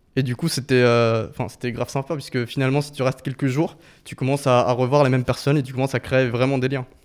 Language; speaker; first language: French; non-native, fluent; Spanish